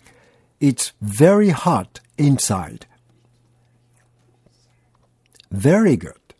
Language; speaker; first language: English; non-native, learner; Japanese